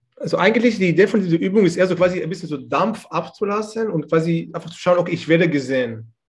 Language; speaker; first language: German; non-native, fluent; Hebrew